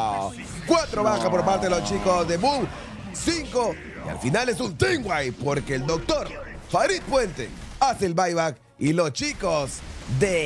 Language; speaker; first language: Spanish; native; Spanish